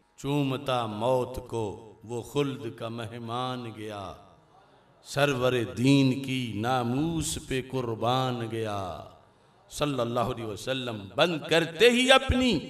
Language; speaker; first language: Urdu; non-native, local second language; Punjabi